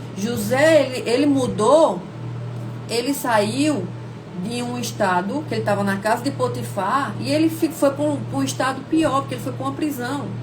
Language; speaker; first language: Portuguese; native; Portuguese